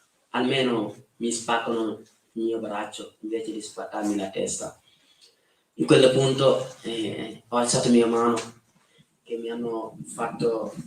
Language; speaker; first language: Italian; non-native, fluent; Wolof